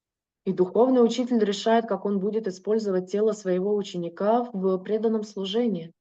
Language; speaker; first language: Russian; native; Russian